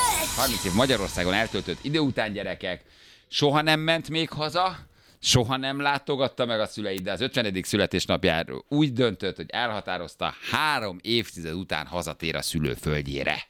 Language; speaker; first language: Hungarian; native; Hungarian